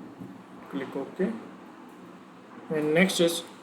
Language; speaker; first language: English; non-native, learner; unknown